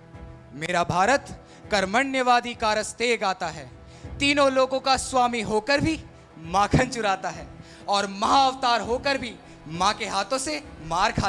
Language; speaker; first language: Hindi; native; Hindi